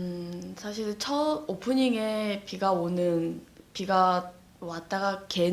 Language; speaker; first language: Korean; native; Korean